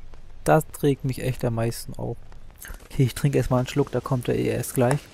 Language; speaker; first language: German; native; German